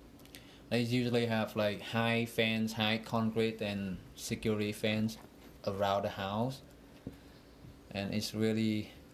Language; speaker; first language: English; non-native, fluent; Vietnamese